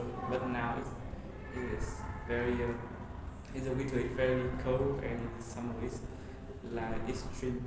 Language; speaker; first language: English; non-native, learner; Vietnamese